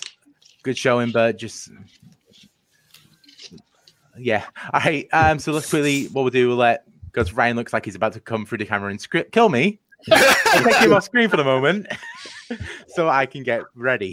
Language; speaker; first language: English; native; English